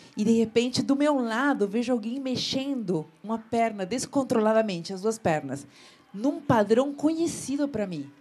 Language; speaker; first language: Portuguese; non-native, fluent; Spanish